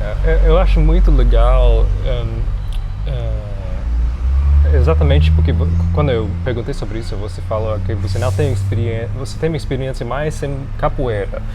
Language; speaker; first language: Portuguese; non-native, fluent; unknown